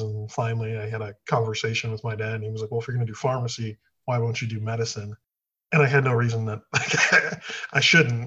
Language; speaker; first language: English; native; English